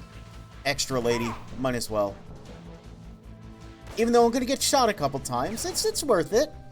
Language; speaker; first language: English; native; English